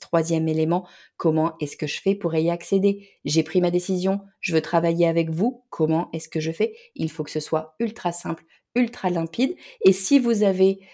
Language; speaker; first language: French; native; French